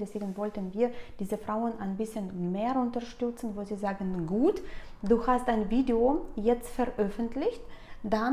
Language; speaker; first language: German; non-native, fluent; Russian